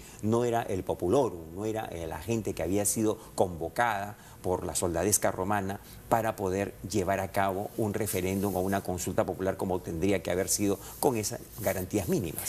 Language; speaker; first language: Spanish; native; Spanish